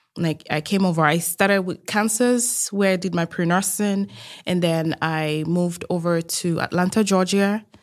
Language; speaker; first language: English; non-native, local second language; Igbo